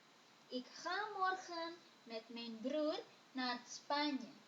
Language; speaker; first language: Dutch; non-native, fluent; Indonesian